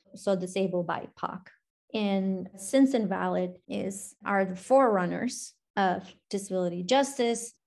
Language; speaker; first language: English; non-native, fluent; Spanish